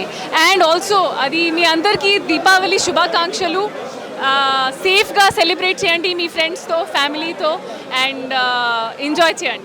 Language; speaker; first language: Telugu; non-native, learner; Hindi